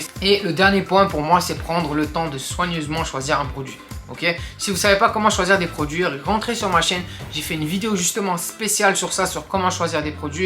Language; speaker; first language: French; native; French